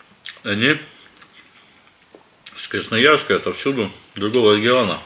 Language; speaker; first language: Russian; native; Russian